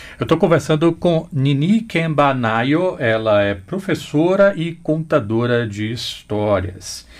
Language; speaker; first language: Portuguese; native; Portuguese